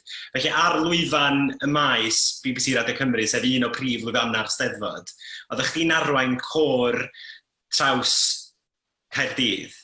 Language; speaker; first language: Welsh; native; Welsh